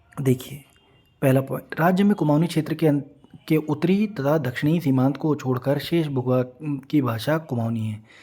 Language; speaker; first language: Hindi; native; Hindi